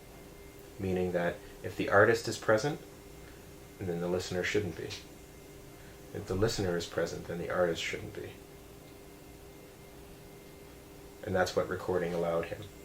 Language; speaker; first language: English; native; English